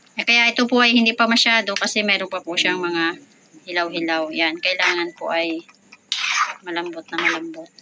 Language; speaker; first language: Filipino; native; Filipino